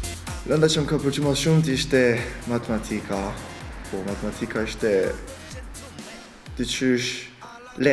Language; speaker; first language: Albanian; early bilingual, other home language; Korean